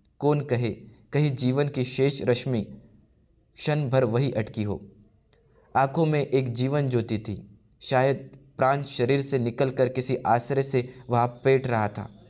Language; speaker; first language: Hindi; non-native, local second language; Marathi